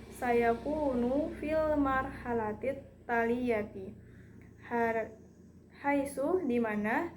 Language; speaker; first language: Arabic; non-native, learner; Indonesian